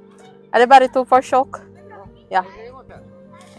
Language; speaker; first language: Norwegian; non-native, learner; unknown